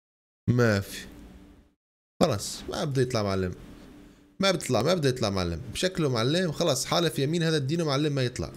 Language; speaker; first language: Arabic; native; Arabic